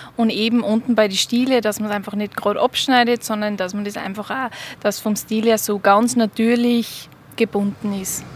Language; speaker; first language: German; native; German